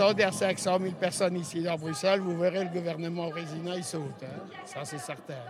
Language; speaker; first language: French; early bilingual, other home language; Spanish